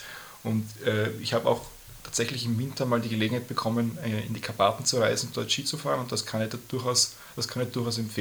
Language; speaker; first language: German; native; German